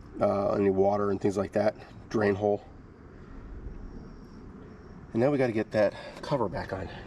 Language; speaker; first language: English; native; English